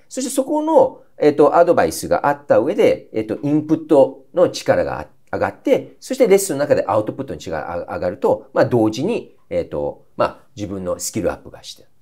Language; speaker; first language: Japanese; non-native, fluent; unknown